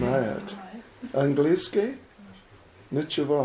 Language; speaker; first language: Russian; non-native, learner; English